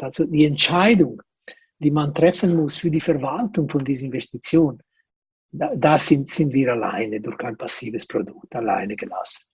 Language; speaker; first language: German; non-native, local second language; Italian